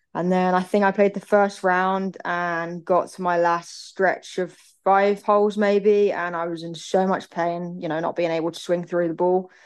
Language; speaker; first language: English; native; English